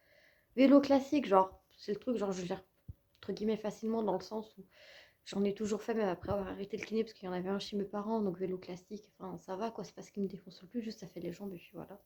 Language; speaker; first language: French; native; French